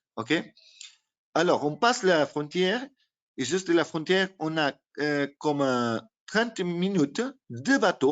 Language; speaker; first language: French; non-native, learner; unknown